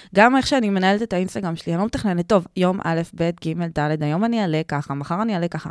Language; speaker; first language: Hebrew; early bilingual, heritage; Hebrew